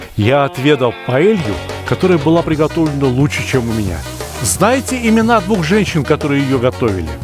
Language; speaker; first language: Russian; native; Russian